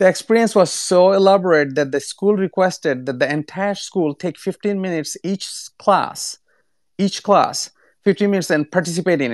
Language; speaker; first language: English; non-native, local second language; Bangla